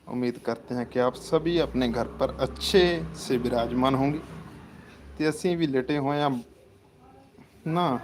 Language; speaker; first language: Hindi; non-native, local second language; Punjabi